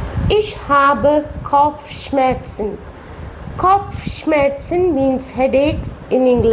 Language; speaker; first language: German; non-native, fluent; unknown